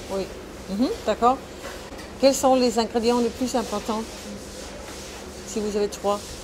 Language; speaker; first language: French; non-native, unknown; Danish